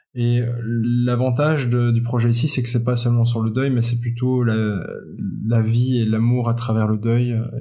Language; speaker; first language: French; native; French